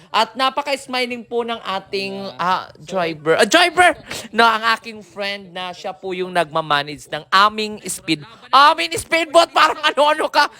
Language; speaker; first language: Filipino; non-native, local second language; Surigaonon